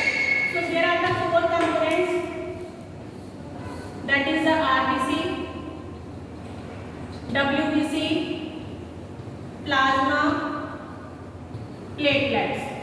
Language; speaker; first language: English; non-native, local second language; Hindi